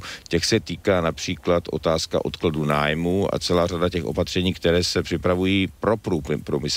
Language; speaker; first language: Czech; native; Czech